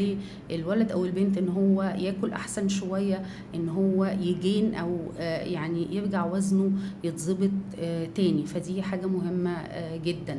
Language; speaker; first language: Arabic; native; Arabic